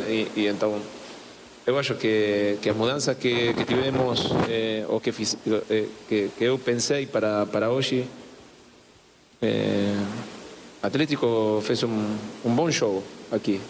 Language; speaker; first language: Portuguese; non-native, learner; Spanish